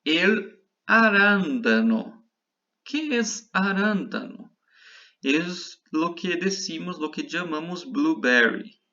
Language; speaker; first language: Spanish; non-native, fluent; Portuguese